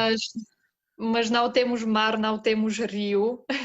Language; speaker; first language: Portuguese; non-native, fluent; Bulgarian